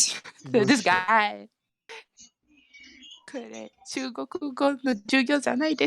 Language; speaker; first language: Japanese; non-native, fluent; Malay